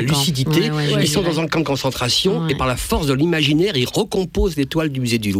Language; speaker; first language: French; native; French